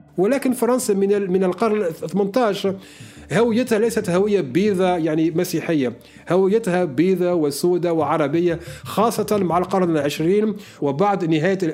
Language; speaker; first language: Arabic; early bilingual, heritage; Arabic